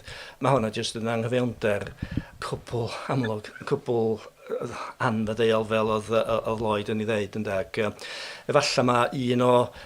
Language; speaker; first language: Welsh; native; Welsh